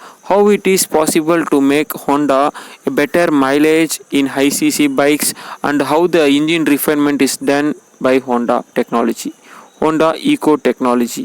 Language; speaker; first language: English; non-native, local second language; Tamil